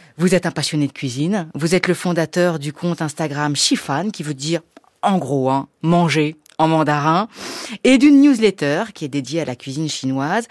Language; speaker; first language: French; native; French